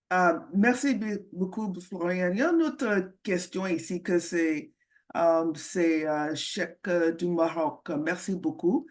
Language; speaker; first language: French; non-native, fluent; English